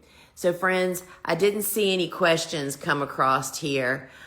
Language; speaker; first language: English; native; English